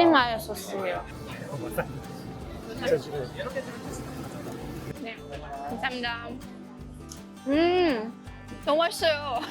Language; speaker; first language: Korean; non-native, fluent; Russian